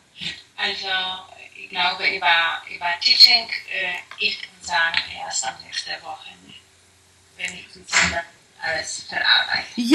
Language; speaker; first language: German; non-native, learner; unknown